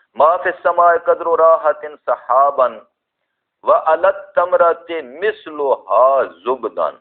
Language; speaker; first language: Urdu; non-native, local second language; Punjabi